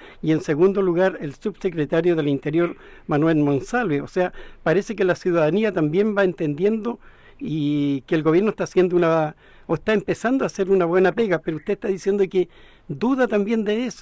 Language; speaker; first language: Spanish; native; Spanish